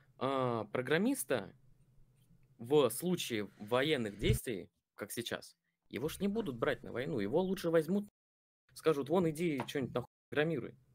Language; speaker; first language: Russian; native; Russian